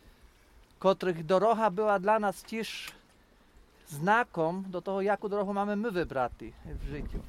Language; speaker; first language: Polish; non-native, local second language; Rusyn